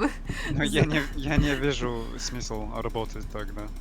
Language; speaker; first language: Russian; non-native, learner; English